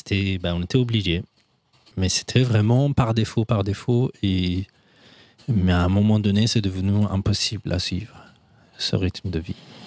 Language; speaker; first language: French; non-native, fluent; Persian